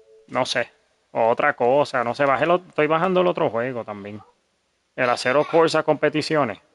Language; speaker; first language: Spanish; early bilingual, heritage; Spanish